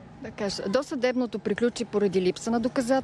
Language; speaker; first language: Bulgarian; native; Bulgarian